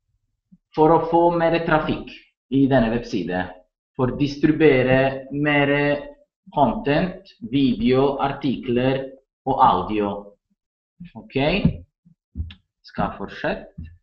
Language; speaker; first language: Norwegian; non-native, learner; Italian